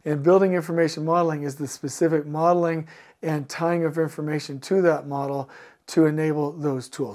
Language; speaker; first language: English; native; English